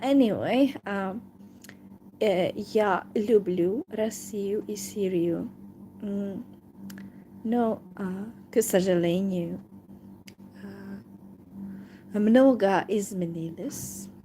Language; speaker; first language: Russian; non-native, learner; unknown